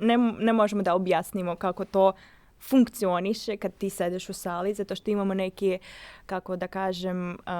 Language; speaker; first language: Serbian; non-native, fluent; Russian